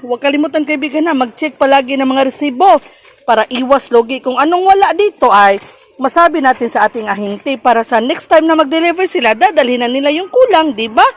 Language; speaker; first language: Filipino; non-native, local second language; Cebuano